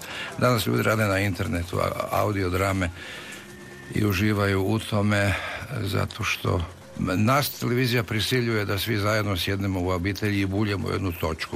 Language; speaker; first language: Serbian; native; Serbian